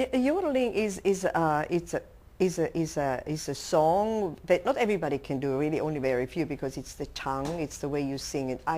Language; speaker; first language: English; non-native, local second language; German